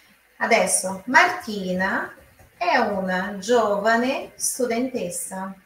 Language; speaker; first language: Italian; non-native, fluent; Portuguese